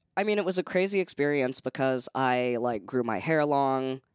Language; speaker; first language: English; native; English